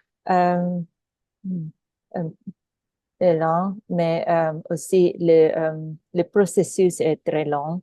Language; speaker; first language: French; non-native, local second language; Filipino